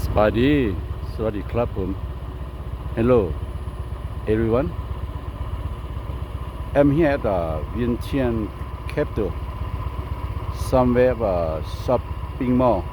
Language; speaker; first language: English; non-native, learner; Lao